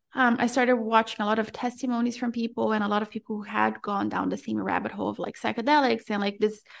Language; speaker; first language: English; non-native, fluent; Portuguese